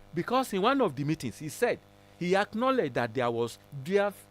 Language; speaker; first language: English; non-native, local second language; Yoruba